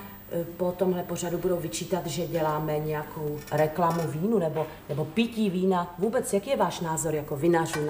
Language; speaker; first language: Czech; native; Czech